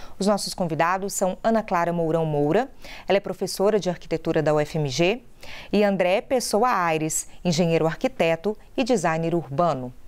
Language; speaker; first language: Portuguese; native; Portuguese